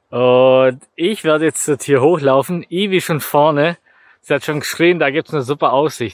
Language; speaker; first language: German; native; German